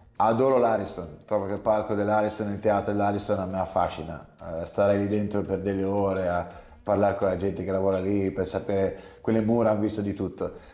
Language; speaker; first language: Italian; early bilingual, heritage; English